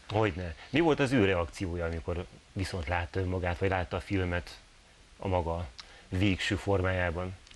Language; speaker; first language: Hungarian; native; Hungarian